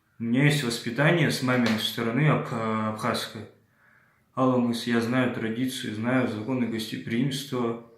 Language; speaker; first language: Russian; early bilingual, other home language; Abkhazian